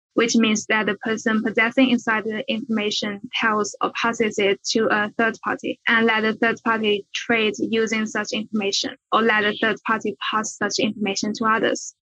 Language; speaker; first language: English; non-native, fluent; Chinese